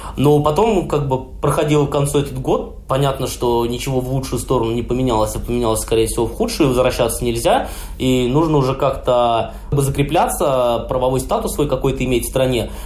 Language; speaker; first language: Russian; native; Russian